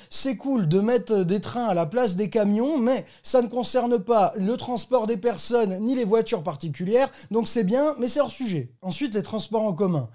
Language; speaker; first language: French; native; French